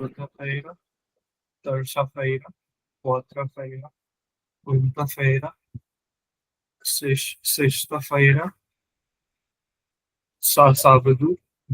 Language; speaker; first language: Portuguese; non-native, learner; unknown